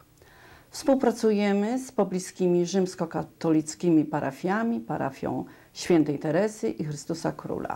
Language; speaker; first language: Polish; native; Polish